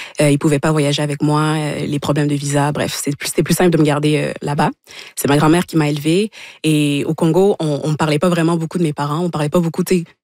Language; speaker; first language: French; early bilingual, other home language; Lingala